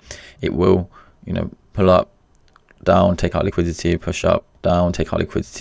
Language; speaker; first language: English; native; English